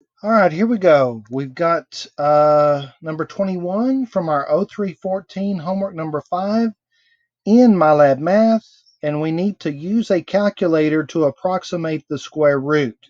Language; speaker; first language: English; native; English